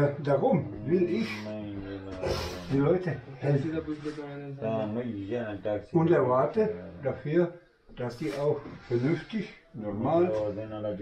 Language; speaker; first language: German; non-native, fluent; Bosnian